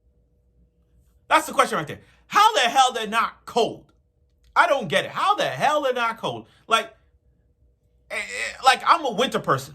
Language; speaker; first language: English; native; English